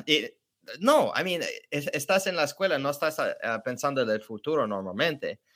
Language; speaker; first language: Spanish; early bilingual, heritage; English